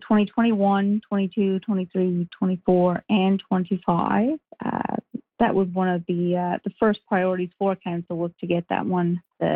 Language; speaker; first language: English; native; English